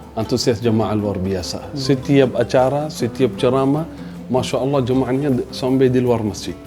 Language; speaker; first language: Indonesian; non-native, fluent; Arabic